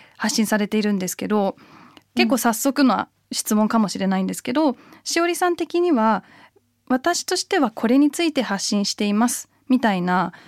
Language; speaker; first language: Japanese; early bilingual, heritage; Japanese